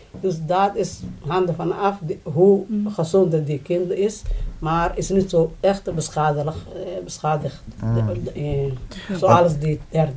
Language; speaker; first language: Dutch; non-native, learner; Somali